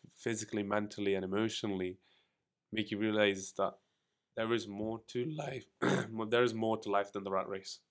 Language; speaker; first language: English; early bilingual, other home language; Hindi